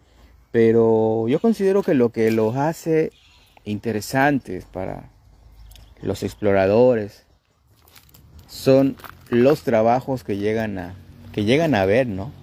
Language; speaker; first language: Spanish; native; Spanish